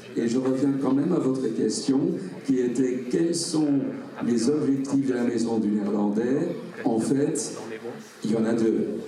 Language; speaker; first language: French; non-native, fluent; Dutch